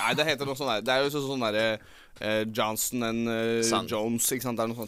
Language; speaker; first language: Norwegian; native; Norwegian